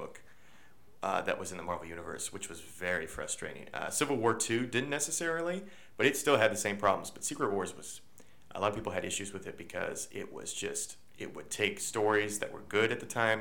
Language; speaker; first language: English; native; English